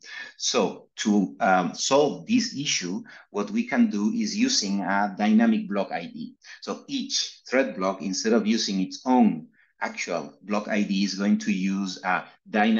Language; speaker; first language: English; non-native, fluent; Spanish